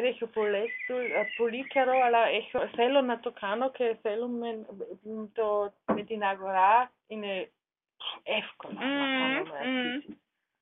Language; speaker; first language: Greek; non-native, learner; German